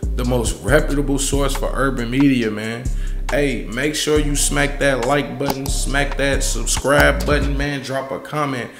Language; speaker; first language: English; native; English